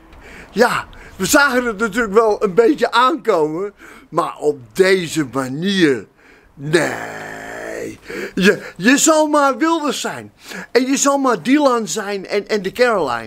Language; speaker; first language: Dutch; native; Dutch